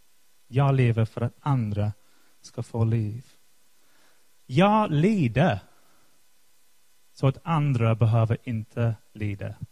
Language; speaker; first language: Swedish; non-native, fluent; English